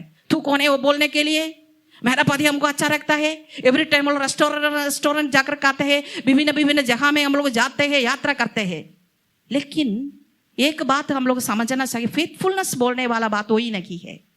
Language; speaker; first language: Hindi; non-native, local second language; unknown